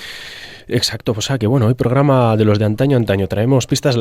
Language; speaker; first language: Spanish; native; Spanish